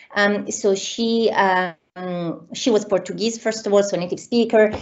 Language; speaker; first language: English; non-native, fluent; Italian